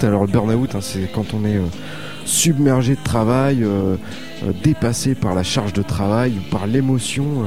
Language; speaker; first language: French; native; French